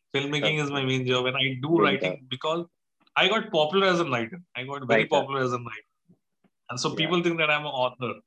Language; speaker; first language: English; non-native, local second language; Hindi